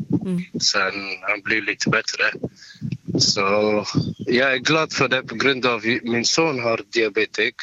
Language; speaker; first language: Swedish; non-native, learner; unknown